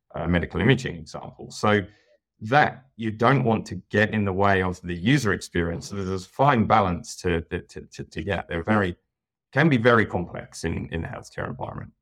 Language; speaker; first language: English; native; English